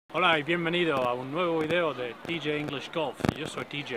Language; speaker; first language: Spanish; non-native, fluent; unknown